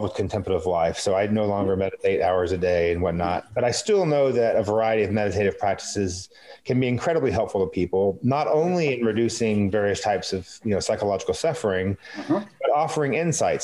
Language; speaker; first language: English; native; English